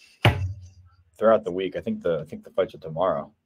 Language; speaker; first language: English; native; English